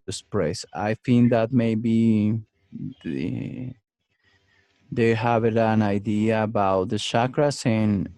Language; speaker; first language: English; non-native, learner; Spanish